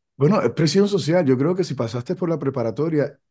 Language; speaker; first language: Spanish; native; Spanish